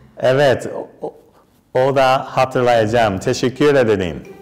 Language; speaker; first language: Turkish; non-native, learner; English